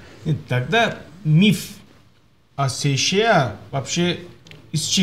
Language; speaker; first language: Russian; non-native, fluent; Turkish